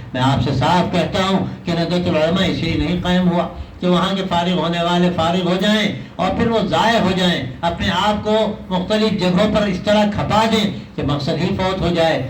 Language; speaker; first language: Urdu; native; Urdu